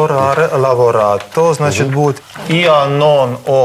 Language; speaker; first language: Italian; non-native, learner; Russian